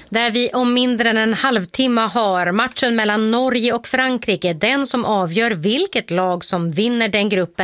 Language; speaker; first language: Swedish; native; Swedish